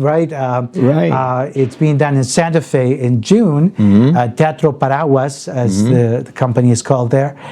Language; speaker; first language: English; early bilingual, other home language; Spanish